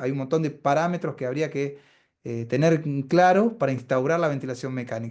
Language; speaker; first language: Spanish; native; Spanish